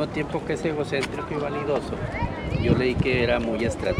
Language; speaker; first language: Spanish; native; Spanish